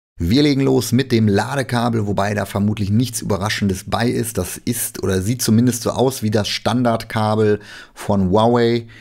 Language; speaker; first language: German; native; German